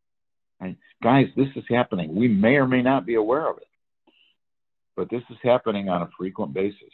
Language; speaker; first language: English; native; English